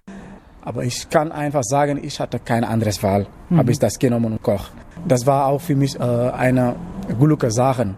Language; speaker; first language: German; non-native, learner; Wolof